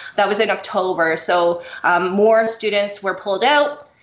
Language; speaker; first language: English; native; English